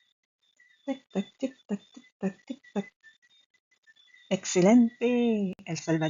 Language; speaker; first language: Spanish; non-native, fluent; French